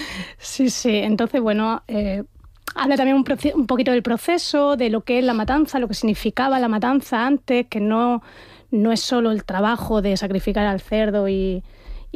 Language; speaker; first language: Spanish; native; Spanish